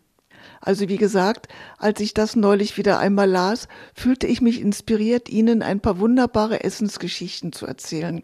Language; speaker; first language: German; native; German